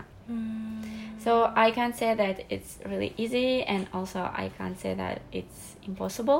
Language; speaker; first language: English; non-native, fluent; Russian